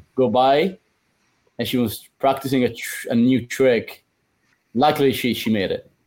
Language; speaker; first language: English; non-native, fluent; Italian